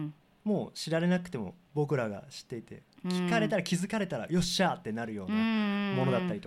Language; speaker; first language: Japanese; native; Japanese